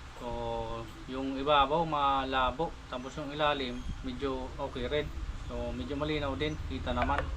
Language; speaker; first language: Filipino; non-native, local second language; Bikol